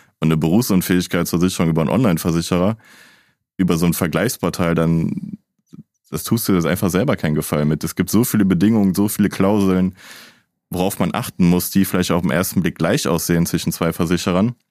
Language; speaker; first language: German; native; German